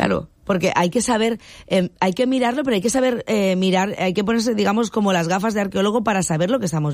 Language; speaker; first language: Spanish; native; Spanish